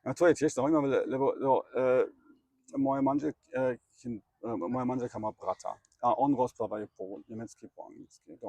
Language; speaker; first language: Slovak; non-native, learner; German